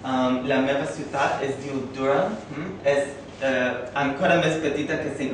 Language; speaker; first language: Catalan; non-native, fluent; English